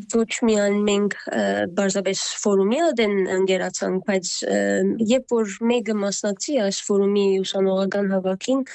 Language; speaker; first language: Armenian; early bilingual, heritage; Armenian